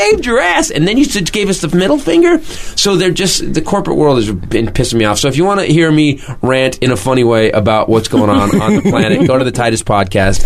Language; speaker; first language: English; native; English